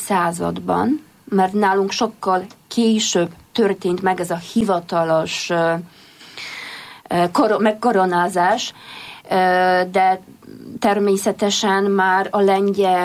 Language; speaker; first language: Hungarian; non-native, fluent; Polish